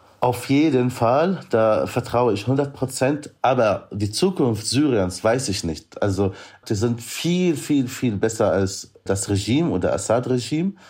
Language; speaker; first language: German; non-native, fluent; Arabic